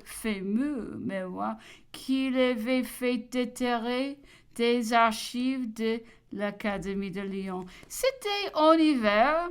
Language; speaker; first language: French; non-native, learner; English